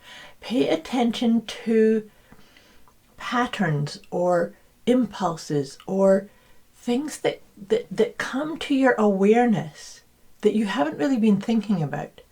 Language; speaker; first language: English; native; English